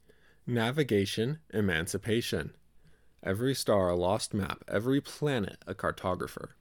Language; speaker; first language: English; native; English